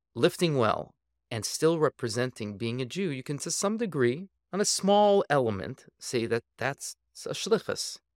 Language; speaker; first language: English; native; English